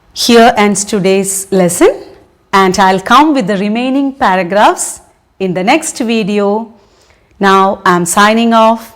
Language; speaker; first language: English; non-native, local second language; Malayalam